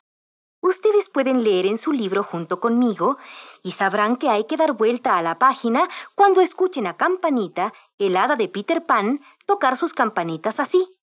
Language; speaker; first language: Spanish; native; Spanish